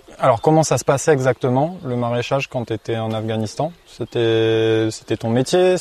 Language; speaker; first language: French; native; French